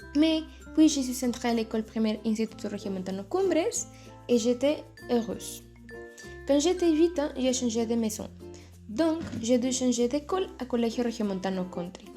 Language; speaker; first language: French; non-native, learner; Spanish